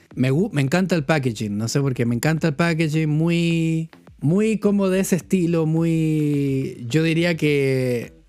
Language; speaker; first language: Spanish; native; Spanish